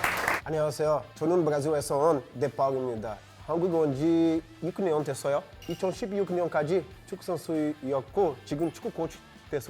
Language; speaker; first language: Korean; non-native, learner; Portuguese